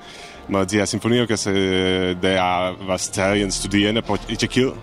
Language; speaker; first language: Danish; non-native, fluent; Czech